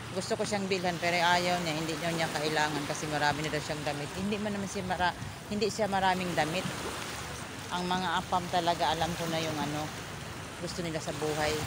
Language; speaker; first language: Filipino; non-native, local second language; Surigaonon